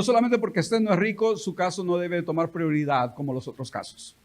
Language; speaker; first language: Spanish; native; Spanish